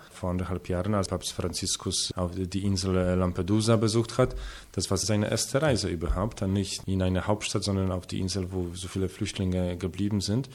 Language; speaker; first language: German; non-native, fluent; Polish